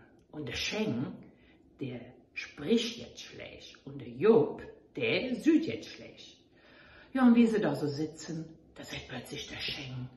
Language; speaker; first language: German; native; German